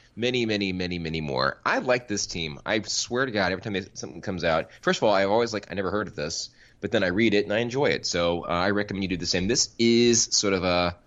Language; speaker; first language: English; native; English